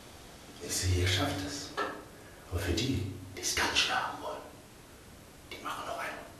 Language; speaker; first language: German; native; German